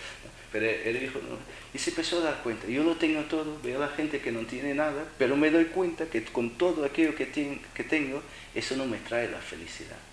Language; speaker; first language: Spanish; non-native, fluent; Portuguese